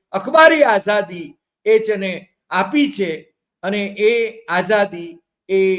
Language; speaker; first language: Gujarati; native; Gujarati